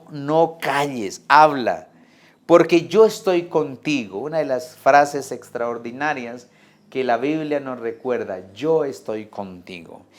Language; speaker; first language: Spanish; native; Spanish